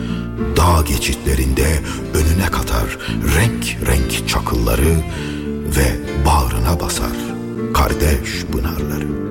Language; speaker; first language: Turkish; native; Turkish